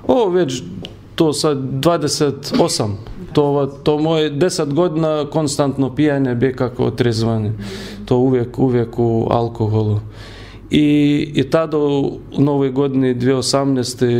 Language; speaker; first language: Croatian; non-native, learner; Lithuanian